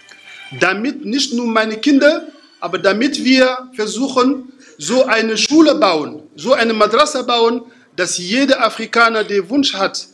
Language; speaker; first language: German; non-native, fluent; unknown